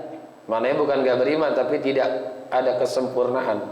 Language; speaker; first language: Indonesian; native; Indonesian